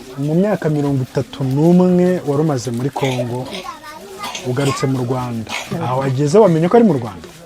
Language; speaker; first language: Kinyarwanda; native; Kinyarwanda